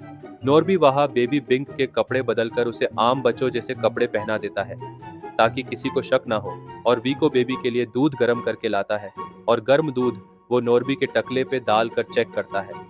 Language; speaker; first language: Hindi; native; Hindi